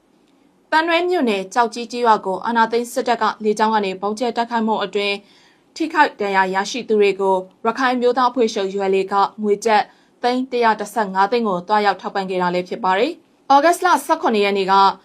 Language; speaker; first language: Burmese; native; Burmese